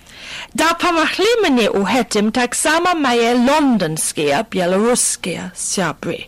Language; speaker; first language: Belarusian; non-native, fluent; English